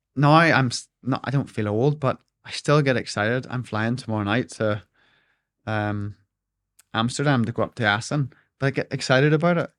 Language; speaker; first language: English; native; English